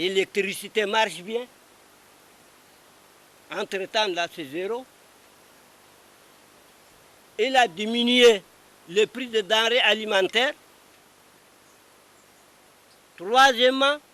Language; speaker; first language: French; non-native, local second language; Arabic